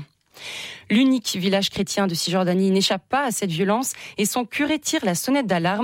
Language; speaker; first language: French; native; French